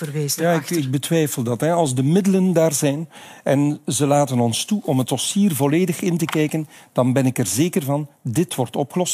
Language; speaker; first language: Dutch; native; Dutch